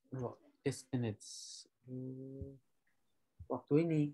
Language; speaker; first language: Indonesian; non-native, learner; Turkish